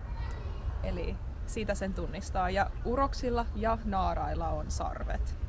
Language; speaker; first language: Finnish; native; Finnish